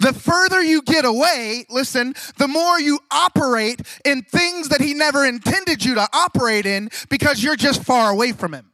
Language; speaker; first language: English; native; English